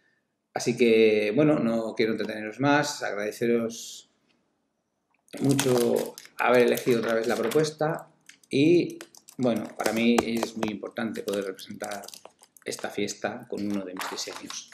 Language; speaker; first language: Spanish; native; Spanish